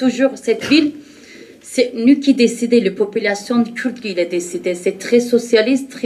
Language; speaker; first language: French; non-native, learner; Kurdish